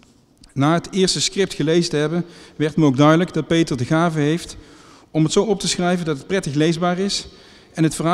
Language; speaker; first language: Dutch; native; Dutch